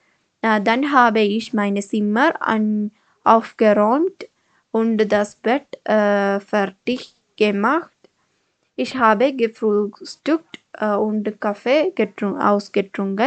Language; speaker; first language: German; non-native, learner; Malayalam